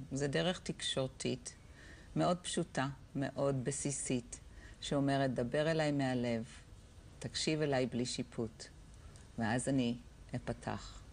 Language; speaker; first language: Hebrew; native; Hebrew